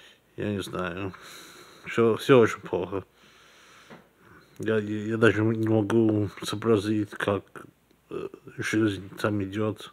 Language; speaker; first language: Russian; early bilingual, heritage; Russian